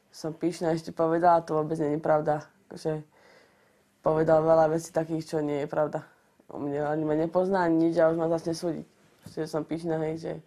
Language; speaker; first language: Slovak; native; Slovak